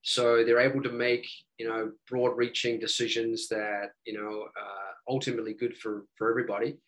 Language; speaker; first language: English; native; English